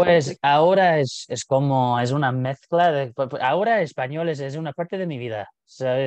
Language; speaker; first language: Spanish; non-native, fluent; English